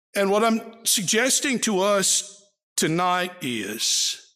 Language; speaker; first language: English; native; English